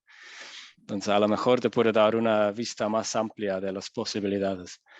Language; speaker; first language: Spanish; non-native, fluent; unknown